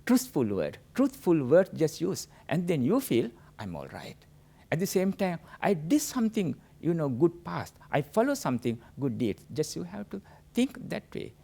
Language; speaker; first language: English; non-native, local second language; Sinhala